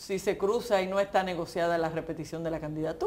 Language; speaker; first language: Spanish; native; Spanish